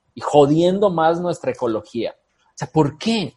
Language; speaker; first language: Spanish; native; Spanish